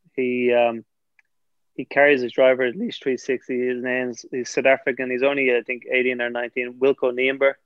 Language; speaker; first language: English; native; English